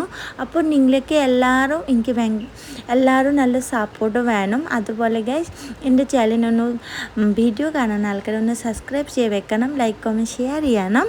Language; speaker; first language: Malayalam; non-native, local second language; Assamese